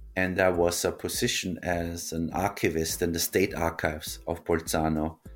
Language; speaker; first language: English; non-native, fluent; German